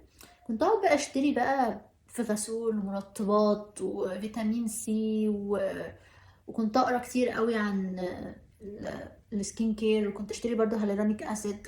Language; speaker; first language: Arabic; native; Arabic